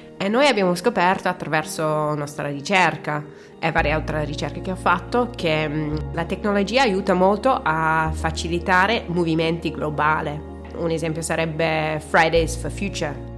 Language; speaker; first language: Italian; non-native, learner; English